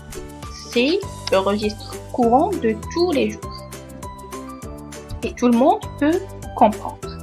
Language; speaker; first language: French; non-native, local second language; Arabic